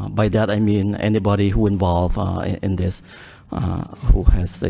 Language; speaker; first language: English; early bilingual, other home language; Khmer